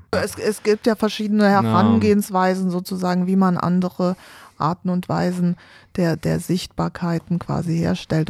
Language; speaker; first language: German; native; German